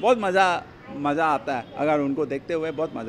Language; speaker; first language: Hindi; native; Hindi